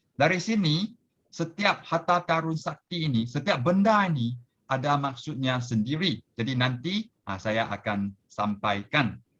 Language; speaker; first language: Malay; non-native, local second language; Chinese